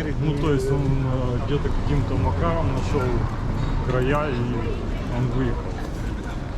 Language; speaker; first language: Russian; native; Russian